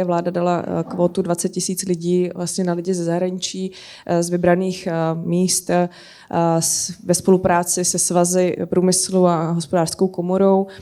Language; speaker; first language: Czech; native; Czech